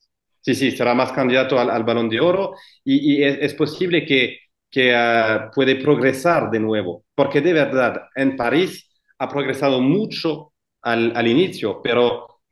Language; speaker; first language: Spanish; non-native, fluent; French